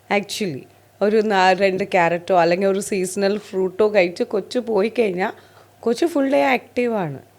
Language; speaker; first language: Malayalam; non-native, local second language; Hindi